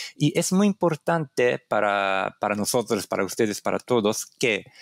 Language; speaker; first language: Spanish; non-native, fluent; Japanese